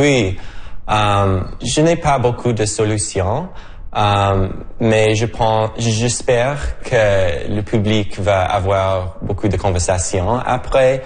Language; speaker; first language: French; non-native, local second language; English